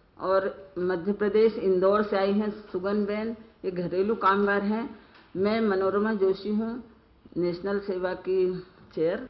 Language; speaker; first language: Hindi; native; Hindi